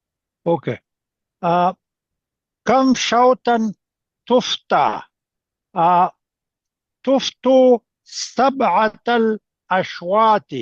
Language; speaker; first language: Arabic; non-native, learner; Urdu